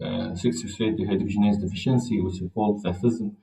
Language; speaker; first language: English; non-native, fluent; Arabic